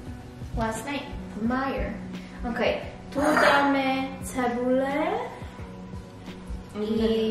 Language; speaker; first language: Polish; early bilingual, heritage; English